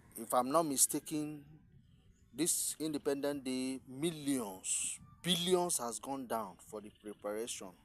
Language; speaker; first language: Nigerian Pidgin; non-native, local second language; Igbo